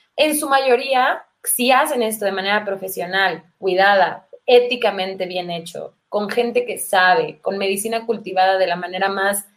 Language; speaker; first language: Spanish; native; Spanish